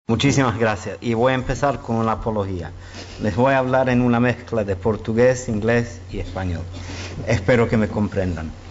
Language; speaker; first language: Spanish; non-native, fluent; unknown